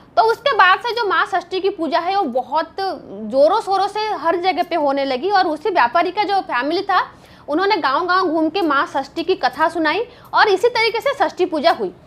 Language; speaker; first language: Hindi; non-native, local second language; Bangla